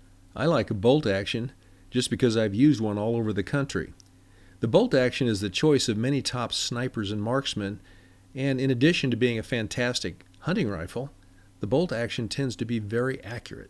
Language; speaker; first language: English; native; English